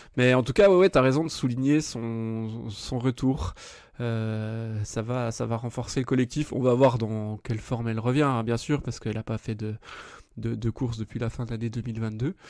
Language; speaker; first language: French; native; French